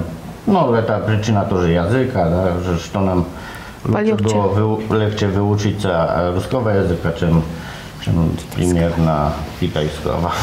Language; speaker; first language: Russian; non-native, learner; Polish